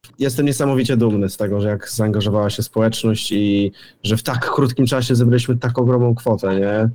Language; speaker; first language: Polish; native; Polish